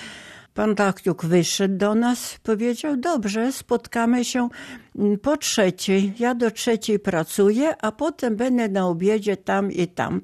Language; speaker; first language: Polish; non-native, local second language; Ukrainian